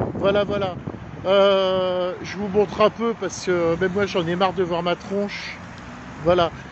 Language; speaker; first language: French; native; French